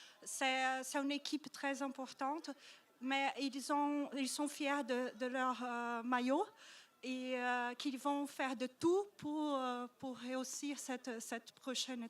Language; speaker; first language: French; non-native, learner; Portuguese